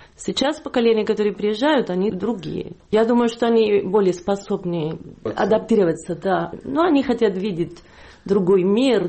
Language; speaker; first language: Russian; non-native, fluent; Catalan